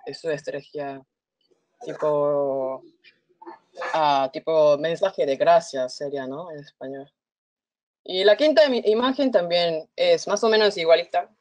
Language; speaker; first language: Spanish; non-native, fluent; Korean